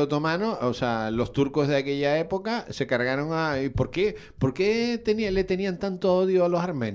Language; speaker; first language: Spanish; native; Spanish